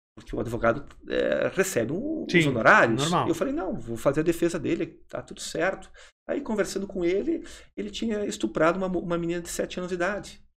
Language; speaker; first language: Portuguese; native; Portuguese